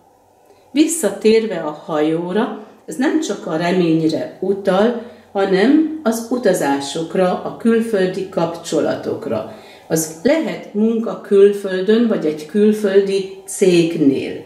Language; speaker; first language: Hungarian; native; Hungarian